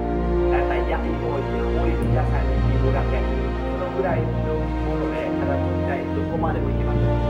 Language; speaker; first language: Japanese; non-native, learner; Vietnamese